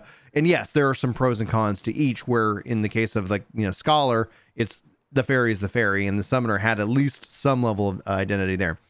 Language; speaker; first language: English; native; English